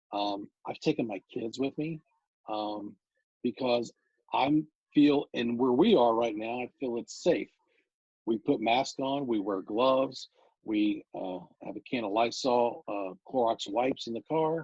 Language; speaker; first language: English; native; English